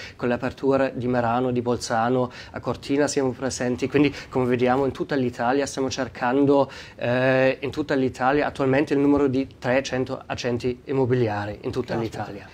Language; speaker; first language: Italian; non-native, fluent; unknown